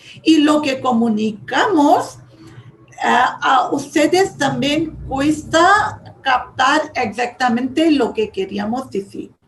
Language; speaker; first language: Spanish; non-native, fluent; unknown